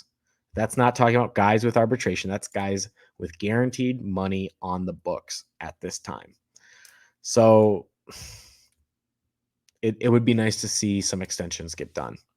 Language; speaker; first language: English; native; English